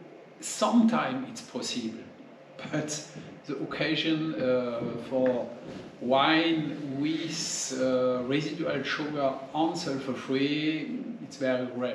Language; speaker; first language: English; non-native, learner; French